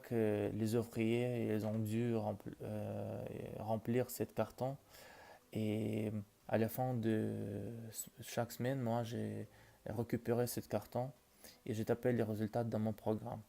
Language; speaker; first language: French; non-native, learner; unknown